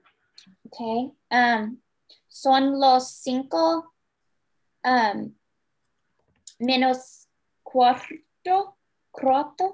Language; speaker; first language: Spanish; non-native, learner; English